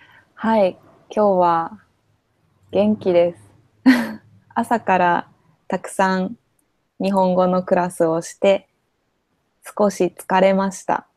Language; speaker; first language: Japanese; non-native, fluent; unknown